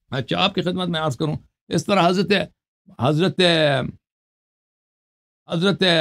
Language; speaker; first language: Urdu; non-native, fluent; Persian